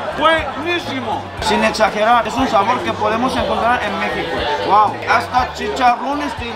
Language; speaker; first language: Spanish; non-native, fluent; Korean